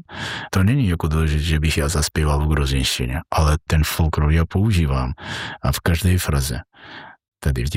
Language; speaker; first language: Czech; non-native, learner; Georgian